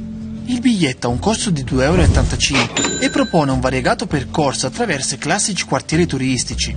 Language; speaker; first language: Italian; native; Italian